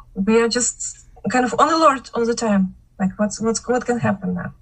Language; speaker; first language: English; non-native, fluent; Kazakh